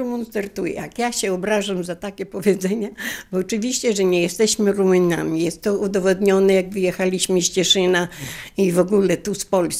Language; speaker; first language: Polish; native; Polish